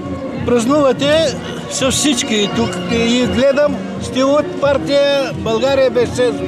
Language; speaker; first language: Bulgarian; non-native, fluent; Russian